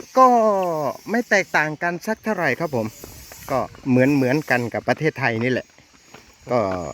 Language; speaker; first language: Thai; native; Thai